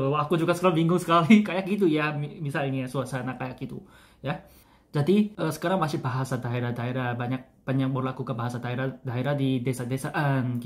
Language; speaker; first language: Indonesian; non-native, fluent; Korean